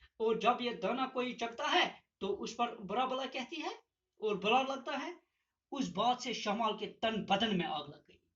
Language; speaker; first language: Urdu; non-native, local second language; Gujari